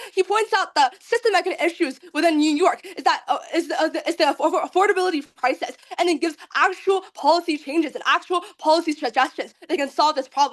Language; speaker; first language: English; non-native, fluent; Chinese